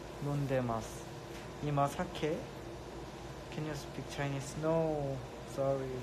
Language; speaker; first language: English; non-native, learner; Korean